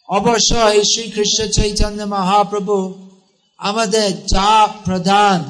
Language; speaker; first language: Bangla; non-native, fluent; English